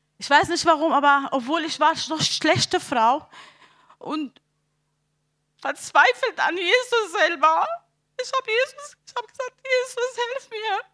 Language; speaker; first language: German; non-native, learner; Arabic